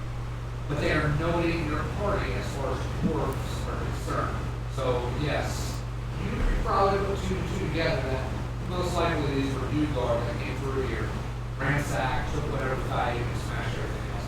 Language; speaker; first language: English; native; English